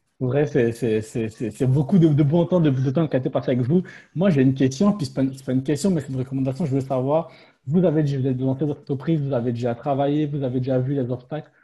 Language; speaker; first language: French; native; French